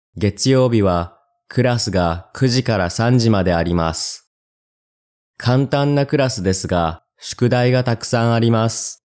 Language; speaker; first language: Japanese; non-native, learner; English